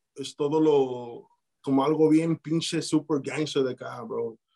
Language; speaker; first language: Spanish; early bilingual, heritage; Spanish